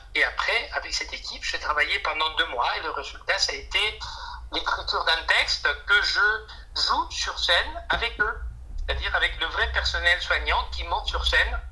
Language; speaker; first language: French; non-native, fluent; Spanish